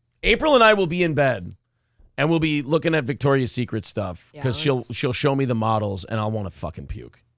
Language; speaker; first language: English; native; English